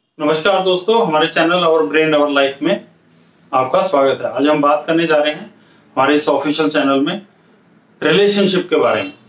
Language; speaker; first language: Hindi; native; Hindi